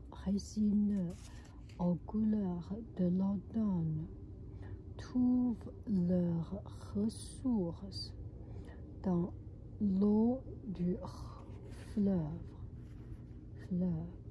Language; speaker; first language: French; non-native, fluent; Chinese